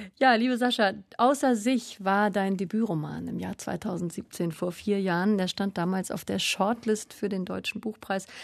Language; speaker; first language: German; native; German